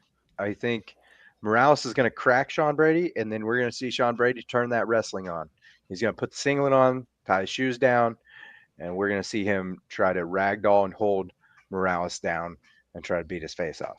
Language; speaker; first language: English; native; English